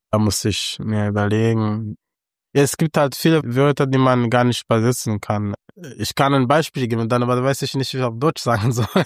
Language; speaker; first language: German; non-native, fluent; Kinyarwanda